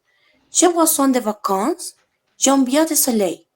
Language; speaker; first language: French; non-native, learner; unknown